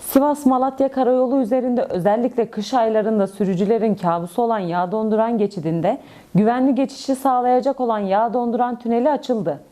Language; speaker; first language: Turkish; native; Turkish